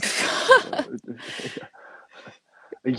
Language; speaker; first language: English; non-native, learner; Romanian